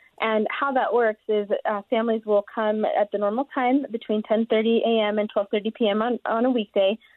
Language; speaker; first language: English; native; English